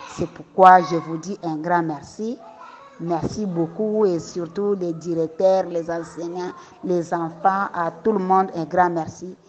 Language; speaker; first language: French; non-native, local second language; Lingala